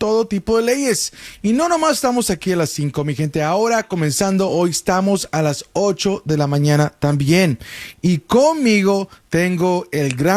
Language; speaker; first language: Spanish; early bilingual, heritage; Spanish